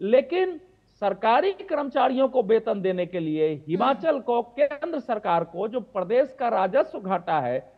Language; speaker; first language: Hindi; native; Hindi